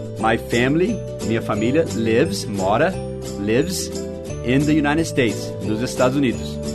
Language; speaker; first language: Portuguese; non-native, fluent; English